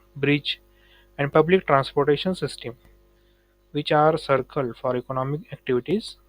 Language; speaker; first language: English; non-native, local second language; Marathi